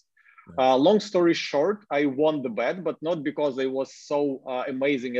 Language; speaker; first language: English; non-native, fluent; Ukrainian